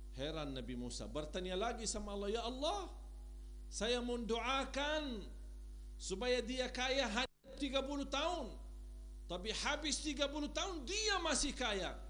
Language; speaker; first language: Indonesian; non-native, fluent; Arabic